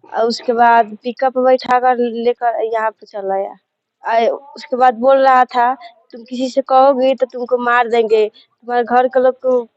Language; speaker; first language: Hindi; native; Hindi